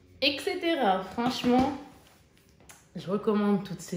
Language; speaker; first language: French; native; French